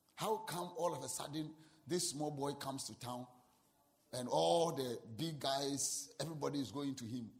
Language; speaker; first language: English; non-native, local second language; Akan